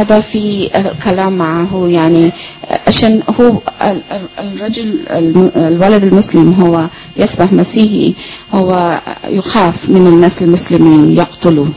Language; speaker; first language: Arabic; non-native, learner; English